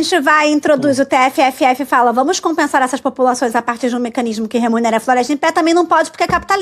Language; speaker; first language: Portuguese; native; Portuguese